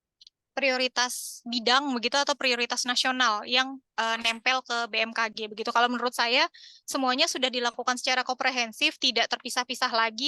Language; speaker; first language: Indonesian; native; Indonesian